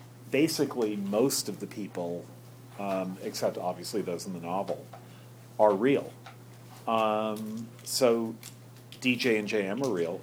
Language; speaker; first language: English; native; English